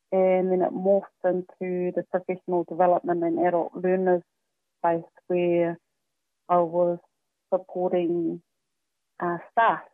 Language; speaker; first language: English; native; English